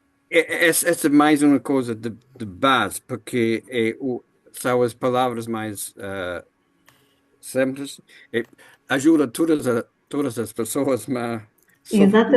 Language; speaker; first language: Portuguese; non-native, learner; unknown